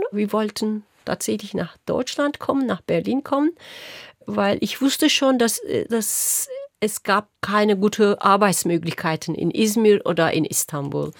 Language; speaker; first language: German; non-native, local second language; Turkish